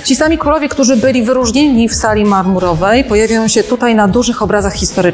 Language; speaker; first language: Polish; native; Polish